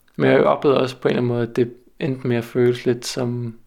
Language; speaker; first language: Danish; native; Danish